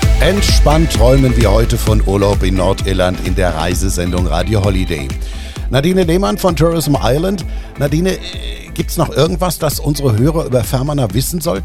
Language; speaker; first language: German; native; German